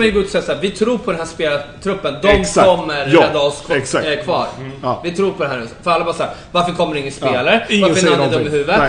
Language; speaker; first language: Swedish; native; Swedish